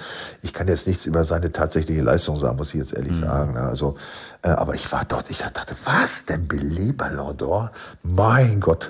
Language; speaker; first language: German; native; German